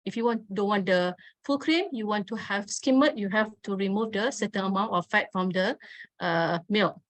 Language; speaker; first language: English; non-native, local second language; Malay